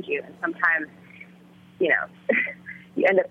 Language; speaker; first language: English; early bilingual, other home language; Vietnamese